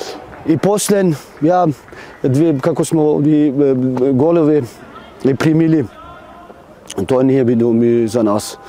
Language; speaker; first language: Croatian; non-native, learner; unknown